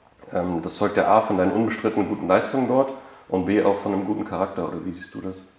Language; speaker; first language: German; native; German